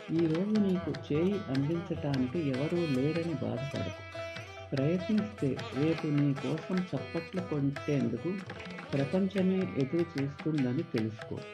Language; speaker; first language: Telugu; native; Telugu